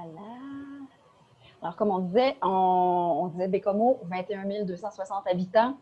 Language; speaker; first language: French; native; French